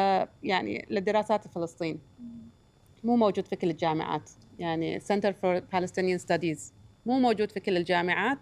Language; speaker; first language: Arabic; native; Arabic